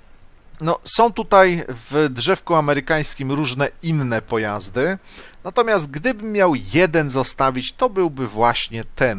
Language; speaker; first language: Polish; native; Polish